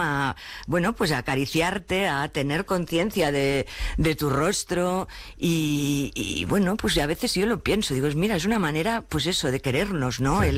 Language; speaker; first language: Spanish; native; Spanish